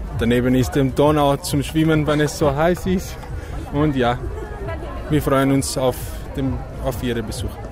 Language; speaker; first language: German; non-native, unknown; Portuguese